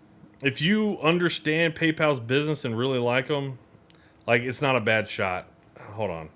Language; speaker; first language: English; native; English